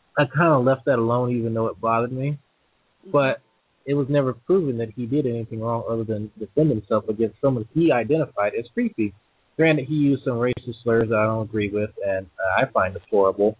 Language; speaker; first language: English; native; English